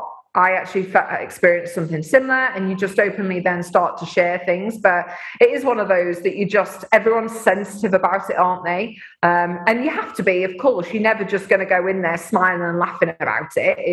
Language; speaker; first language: English; native; English